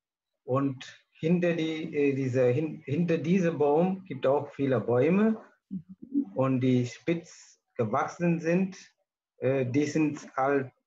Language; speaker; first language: German; non-native, learner; Tamil